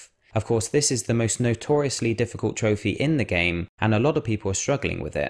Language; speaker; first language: English; native; English